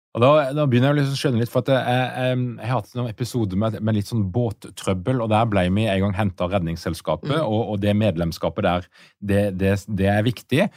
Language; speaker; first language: Norwegian; native; Norwegian